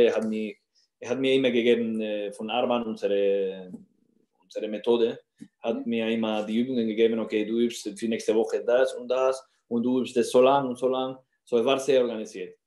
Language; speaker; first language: German; non-native, fluent; Spanish